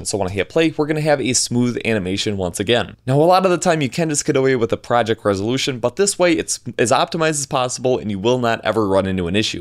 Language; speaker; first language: English; native; English